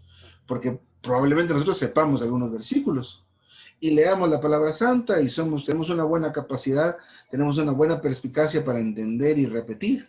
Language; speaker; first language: Spanish; native; Spanish